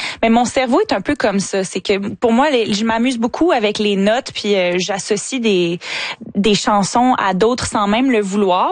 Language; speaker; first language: French; native; French